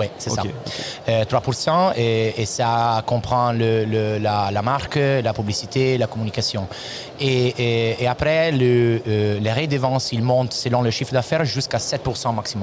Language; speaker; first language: French; non-native, learner; Italian